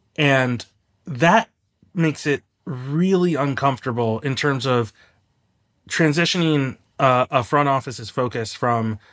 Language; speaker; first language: English; native; English